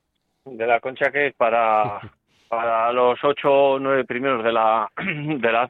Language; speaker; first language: Spanish; native; Spanish